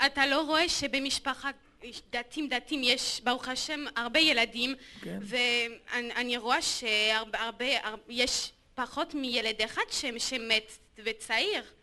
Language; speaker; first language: Hebrew; non-native, learner; French